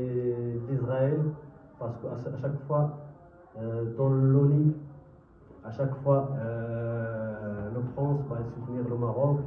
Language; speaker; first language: French; non-native, learner; Arabic